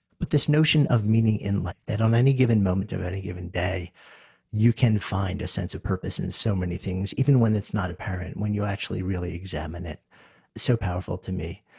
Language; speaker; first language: English; native; English